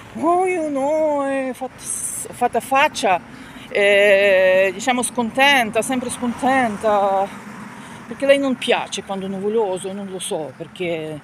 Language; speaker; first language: Italian; non-native, learner; Ukrainian